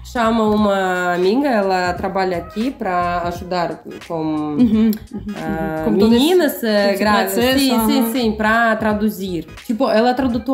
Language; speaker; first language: Portuguese; non-native, learner; Russian